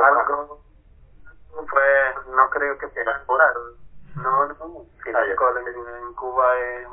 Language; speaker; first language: Spanish; non-native, fluent; Arabic